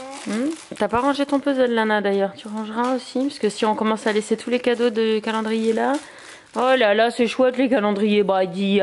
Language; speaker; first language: French; native; French